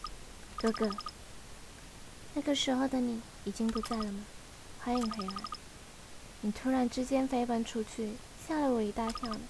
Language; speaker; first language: Chinese; native; Chinese